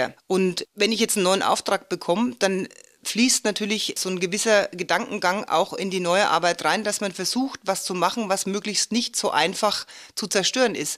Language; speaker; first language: German; native; German